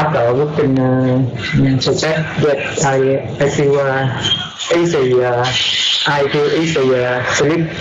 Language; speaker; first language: English; non-native, learner; Vietnamese